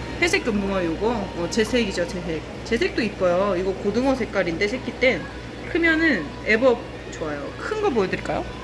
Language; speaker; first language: Korean; native; Korean